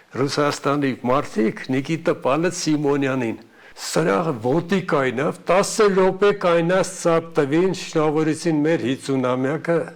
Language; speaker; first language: Armenian; non-native, local second language; Ukrainian